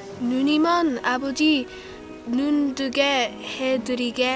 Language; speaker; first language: Korean; non-native, learner; English